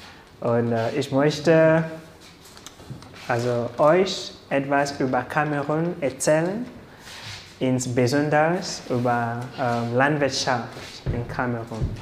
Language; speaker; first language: German; non-native, learner; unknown